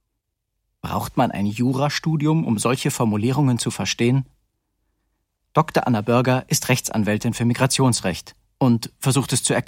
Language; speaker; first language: German; native; German